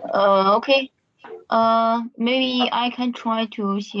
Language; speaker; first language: English; non-native, fluent; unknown